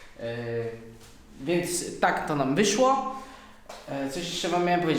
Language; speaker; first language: Polish; native; Polish